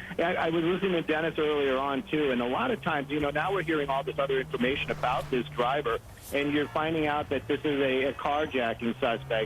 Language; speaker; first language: English; native; English